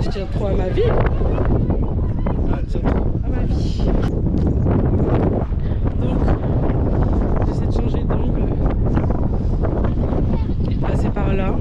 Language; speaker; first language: French; native; French